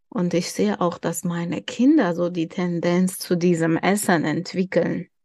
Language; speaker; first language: German; non-native, fluent; Tajik